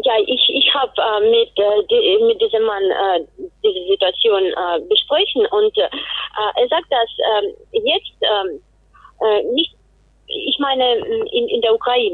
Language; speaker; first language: German; non-native, fluent; Russian